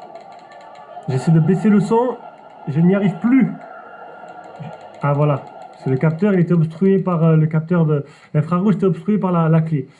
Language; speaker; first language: French; native; French